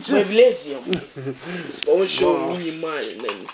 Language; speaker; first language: Russian; early bilingual, heritage; Russian